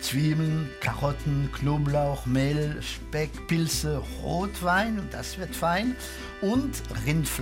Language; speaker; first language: German; non-native, fluent; French